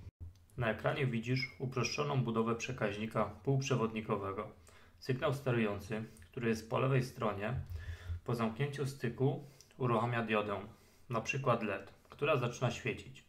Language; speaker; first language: Polish; native; Polish